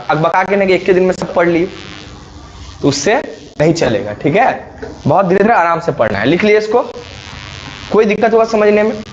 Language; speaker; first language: Hindi; native; Hindi